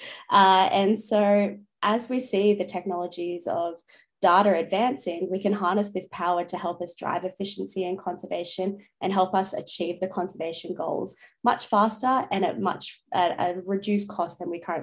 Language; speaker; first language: English; native; English